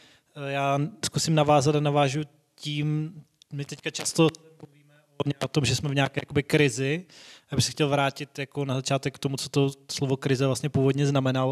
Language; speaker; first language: Czech; native; Czech